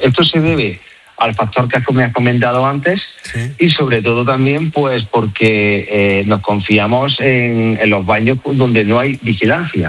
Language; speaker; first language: Spanish; native; Spanish